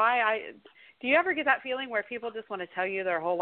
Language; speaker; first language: English; native; English